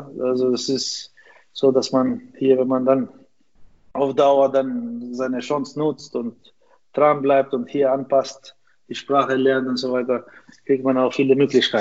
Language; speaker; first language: German; non-native, fluent; Albanian